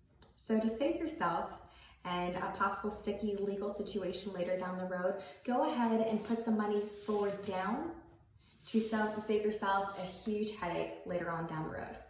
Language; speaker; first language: English; native; English